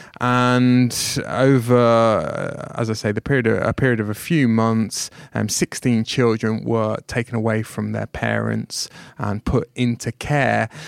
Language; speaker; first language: English; native; English